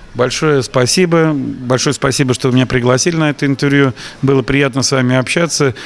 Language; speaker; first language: Russian; native; Russian